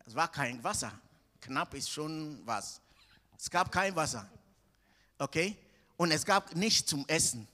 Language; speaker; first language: German; non-native, fluent; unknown